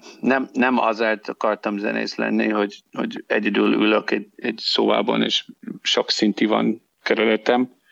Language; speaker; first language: Hungarian; non-native, learner; English